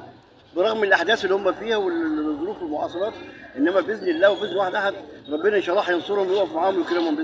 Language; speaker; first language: Arabic; native; Arabic